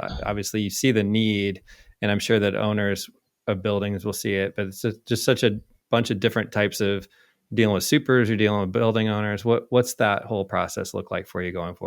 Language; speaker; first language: English; native; English